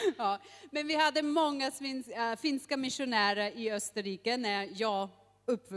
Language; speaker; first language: Swedish; non-native, learner; German